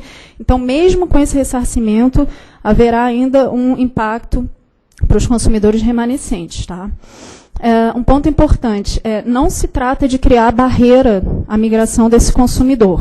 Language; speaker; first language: Portuguese; native; Portuguese